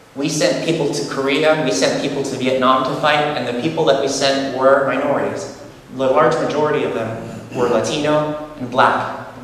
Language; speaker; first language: English; native; English